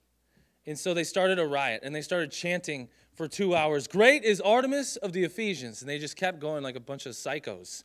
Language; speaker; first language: English; native; English